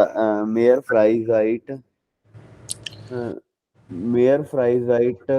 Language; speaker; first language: German; non-native, learner; Hindi